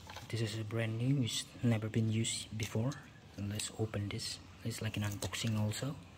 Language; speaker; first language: English; non-native, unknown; Indonesian